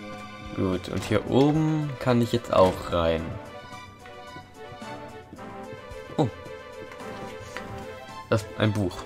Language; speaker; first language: German; native; German